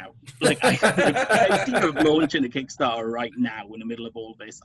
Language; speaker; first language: English; native; English